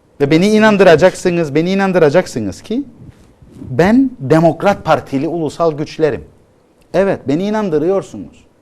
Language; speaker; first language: Turkish; native; Turkish